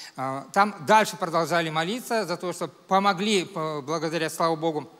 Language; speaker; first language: Russian; native; Russian